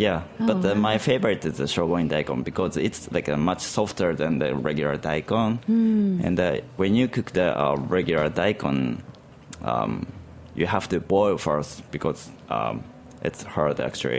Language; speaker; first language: English; non-native, learner; Japanese